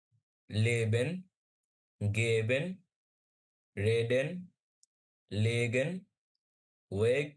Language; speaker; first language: German; non-native, learner; Bangla